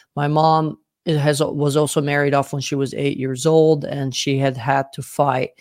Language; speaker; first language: English; non-native, fluent; Arabic